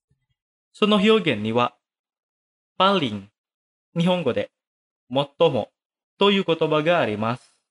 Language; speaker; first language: Japanese; non-native, fluent; Indonesian